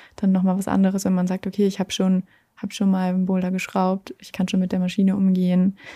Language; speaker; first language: German; native; German